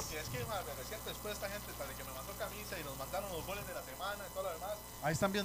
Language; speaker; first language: Spanish; native; Spanish